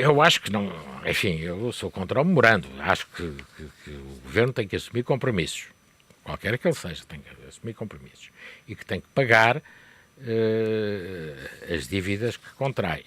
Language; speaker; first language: Portuguese; native; Portuguese